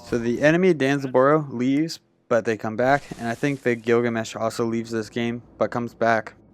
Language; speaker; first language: English; native; English